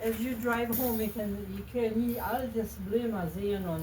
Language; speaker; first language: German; early bilingual, heritage; Low German